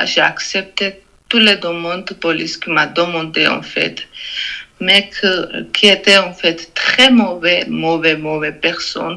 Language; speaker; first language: French; non-native, learner; Georgian